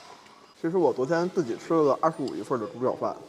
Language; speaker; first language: Chinese; native; Chinese